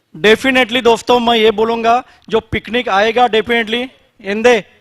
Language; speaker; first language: Hindi; non-native, local second language; Marathi